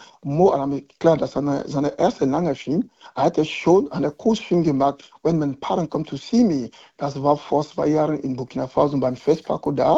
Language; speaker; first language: German; non-native, learner; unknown